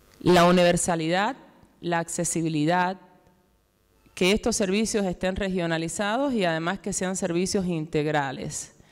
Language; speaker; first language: Spanish; native; Spanish